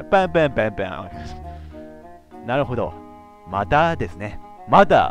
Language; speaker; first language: Japanese; native; Japanese